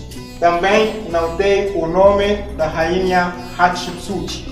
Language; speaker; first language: Portuguese; non-native, fluent; Arabic